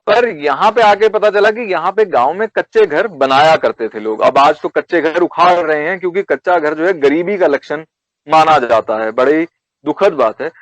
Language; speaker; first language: Hindi; native; Hindi